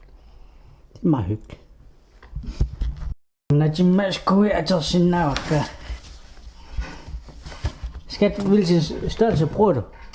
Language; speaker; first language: Danish; non-native, local second language; Kalaallisut